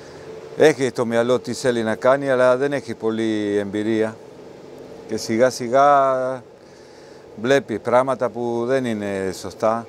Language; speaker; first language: Greek; non-native, learner; Spanish